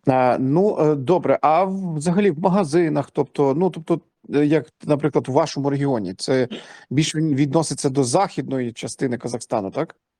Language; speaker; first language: Ukrainian; native; Ukrainian